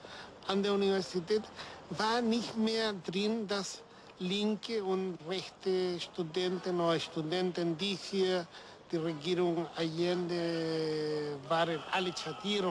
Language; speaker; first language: German; non-native, fluent; Spanish